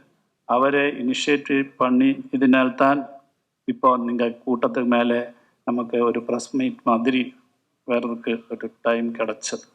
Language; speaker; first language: Tamil; non-native, local second language; Malayalam